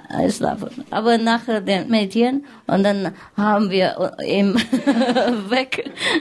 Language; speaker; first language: German; non-native, learner; Vietnamese